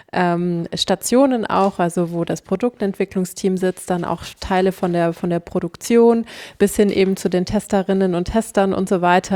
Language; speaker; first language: German; native; German